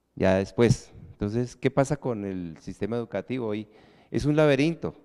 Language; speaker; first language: Spanish; native; Spanish